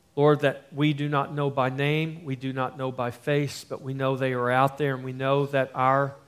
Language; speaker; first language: English; native; English